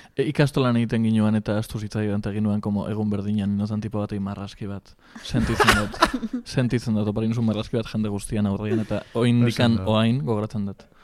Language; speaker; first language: Basque; non-native, local second language; Spanish